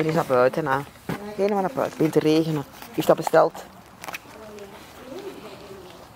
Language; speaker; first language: Dutch; native; Dutch